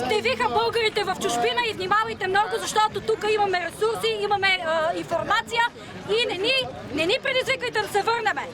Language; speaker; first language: Bulgarian; native; Bulgarian